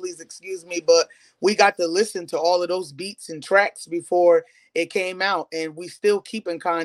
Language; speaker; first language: English; native; English